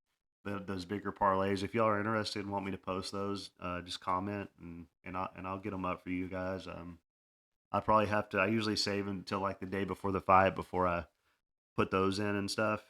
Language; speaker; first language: English; native; English